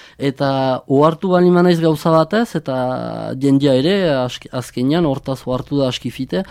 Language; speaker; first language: Basque; native; Basque